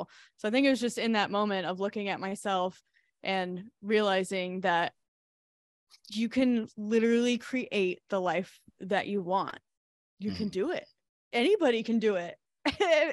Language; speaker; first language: English; native; English